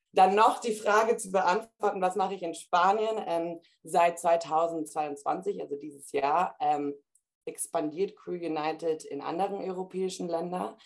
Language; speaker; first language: German; early bilingual, heritage; German